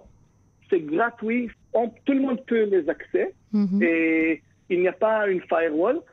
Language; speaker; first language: French; non-native, fluent; Hebrew